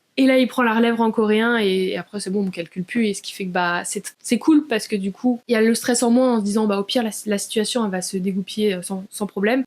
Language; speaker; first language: French; native; French